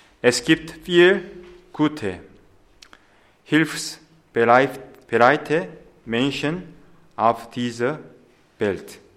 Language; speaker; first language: German; non-native, fluent; Korean